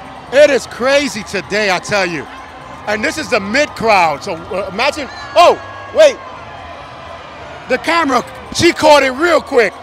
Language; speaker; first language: English; early bilingual, other home language; Spanish